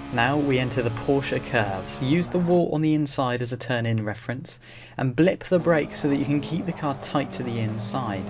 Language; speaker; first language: English; native; English